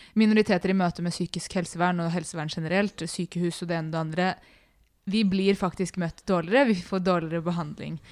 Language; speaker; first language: Norwegian; early bilingual, other home language; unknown